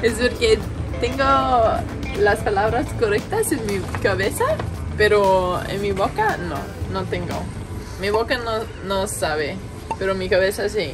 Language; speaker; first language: Spanish; non-native, learner; English